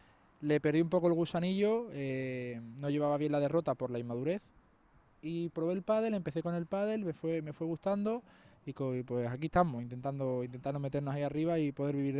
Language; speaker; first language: Spanish; native; Spanish